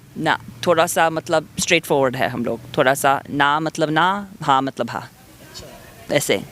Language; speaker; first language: Hindi; non-native, fluent; English